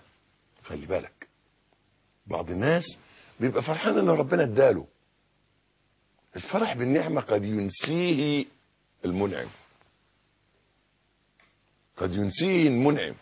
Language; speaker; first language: Arabic; native; Arabic